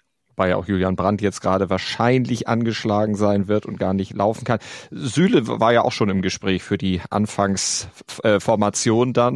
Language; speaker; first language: German; native; German